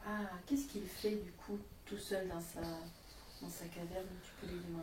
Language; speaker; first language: French; native; French